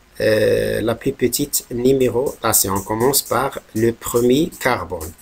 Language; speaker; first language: French; non-native, local second language; Arabic